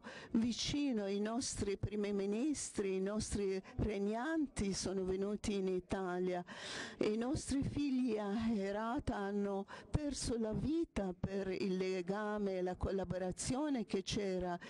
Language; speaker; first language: Italian; non-native, fluent; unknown